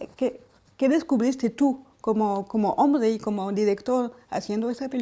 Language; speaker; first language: Spanish; non-native, fluent; French